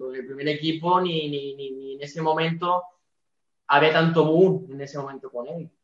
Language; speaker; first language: Spanish; native; Spanish